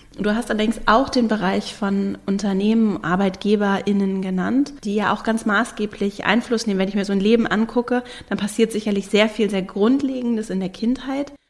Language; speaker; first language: German; native; German